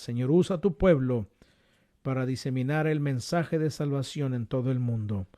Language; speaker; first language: Spanish; native; Spanish